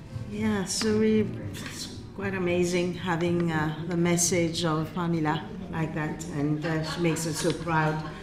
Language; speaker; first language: English; non-native, local second language; Morisyen